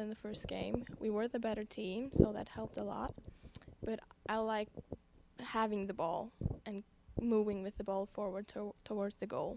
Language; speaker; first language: English; non-native, fluent; Icelandic